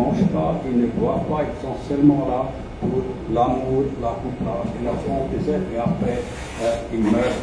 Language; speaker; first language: French; non-native, fluent; German